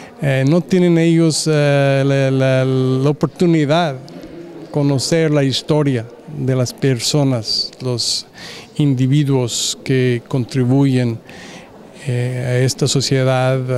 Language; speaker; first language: Spanish; non-native, fluent; English